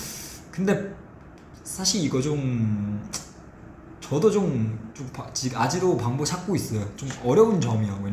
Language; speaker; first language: Korean; non-native, fluent; Chinese